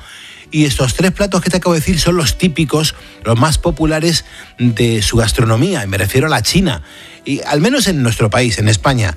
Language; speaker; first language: Spanish; native; Spanish